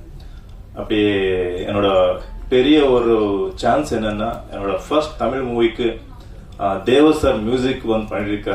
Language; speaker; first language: Tamil; non-native, fluent; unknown